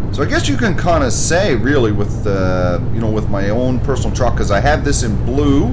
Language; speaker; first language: English; native; English